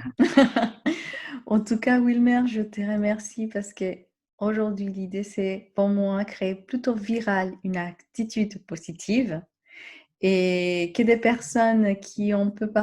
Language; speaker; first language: French; non-native, fluent; Spanish